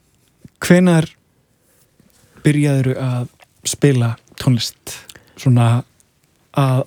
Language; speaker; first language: Icelandic; native; Icelandic